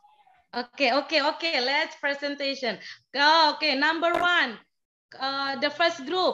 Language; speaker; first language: English; non-native, learner; Indonesian